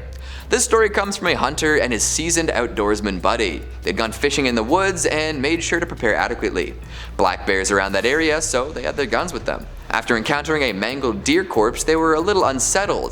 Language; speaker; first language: English; native; English